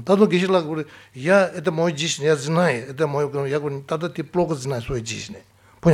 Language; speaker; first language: Russian; non-native, fluent; Tibetan